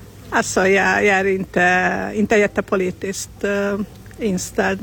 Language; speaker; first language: Swedish; non-native, fluent; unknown